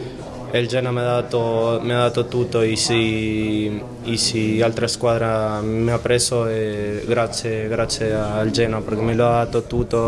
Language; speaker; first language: Italian; non-native, learner; Spanish